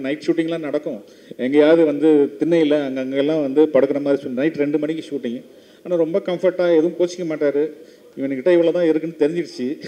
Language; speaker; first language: Tamil; native; Tamil